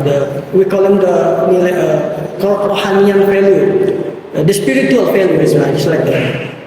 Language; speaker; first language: English; non-native, learner; Indonesian